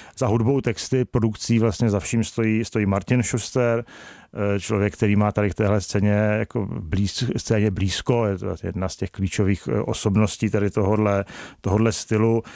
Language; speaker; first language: Czech; native; Czech